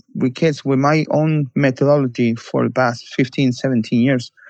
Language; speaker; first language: English; non-native, fluent; Spanish